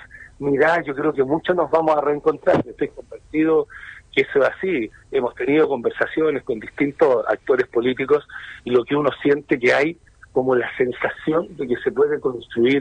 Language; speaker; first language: Spanish; native; Spanish